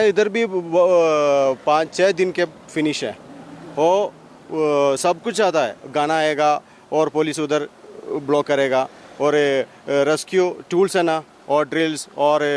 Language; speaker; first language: Hindi; non-native, local second language; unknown